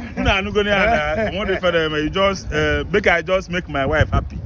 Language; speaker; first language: Nigerian Pidgin; non-native, local second language; Igbo